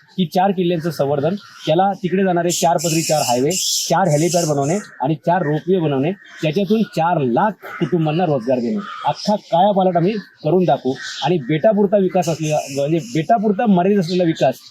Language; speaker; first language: Marathi; native; Marathi